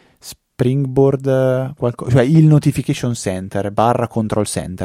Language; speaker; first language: Italian; native; Italian